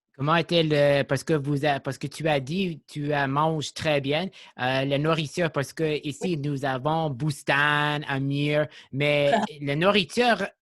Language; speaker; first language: French; non-native, local second language; English